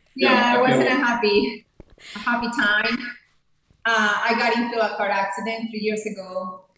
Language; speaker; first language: English; non-native, fluent; Spanish